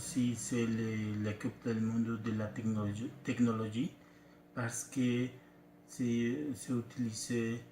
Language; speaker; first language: French; non-native, learner; Spanish